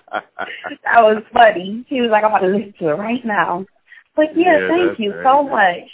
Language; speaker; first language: English; native; English